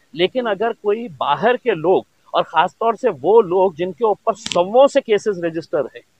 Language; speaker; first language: Hindi; non-native, local second language; Urdu